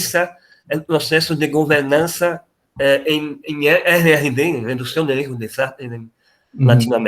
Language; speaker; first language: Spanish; non-native, fluent; Portuguese